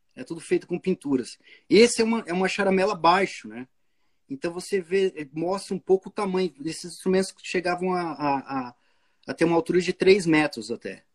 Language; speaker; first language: Portuguese; native; Portuguese